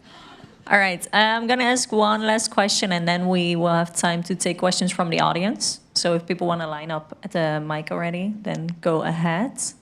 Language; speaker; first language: English; non-native, fluent; Dutch